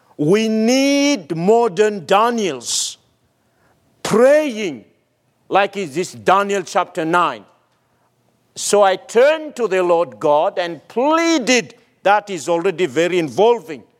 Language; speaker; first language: English; non-native, fluent; Malagasy